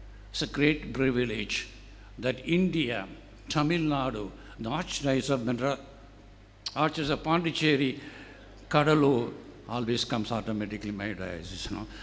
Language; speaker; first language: English; non-native, local second language; Tamil